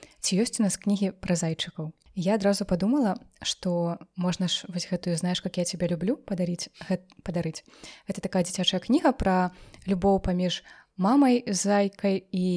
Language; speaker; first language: Belarusian; non-native, local second language; Russian